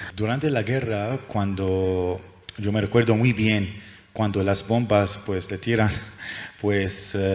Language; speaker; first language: Spanish; non-native, fluent; Arabic